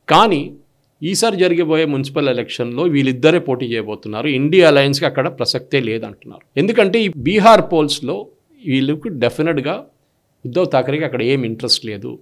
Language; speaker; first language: Telugu; non-native, local second language; Malayalam